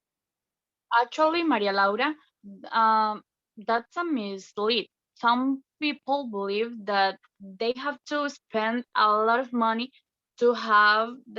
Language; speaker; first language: English; non-native, fluent; Spanish